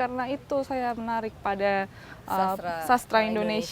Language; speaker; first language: Indonesian; non-native, learner; Korean